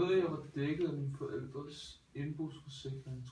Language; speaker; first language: Danish; native; Danish